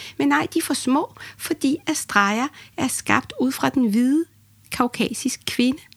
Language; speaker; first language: Danish; early bilingual, other home language; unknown